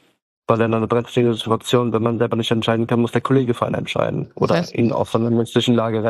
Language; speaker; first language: German; early bilingual, other home language; Turkish